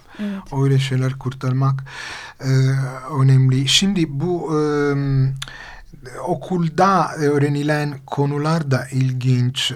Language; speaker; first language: Turkish; non-native, fluent; Italian